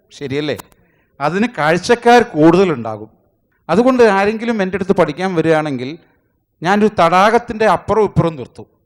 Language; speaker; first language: Malayalam; non-native, local second language; Konkani